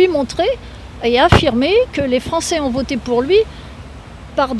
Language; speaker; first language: French; native; French